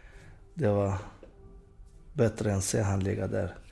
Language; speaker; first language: Swedish; non-native, fluent; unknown